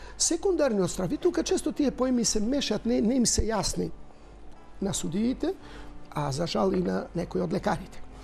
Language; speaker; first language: Macedonian; native; Macedonian